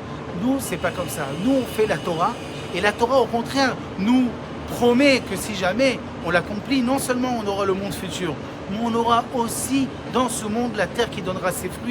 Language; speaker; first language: French; native; French